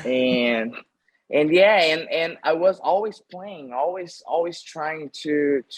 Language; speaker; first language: English; non-native, fluent; Portuguese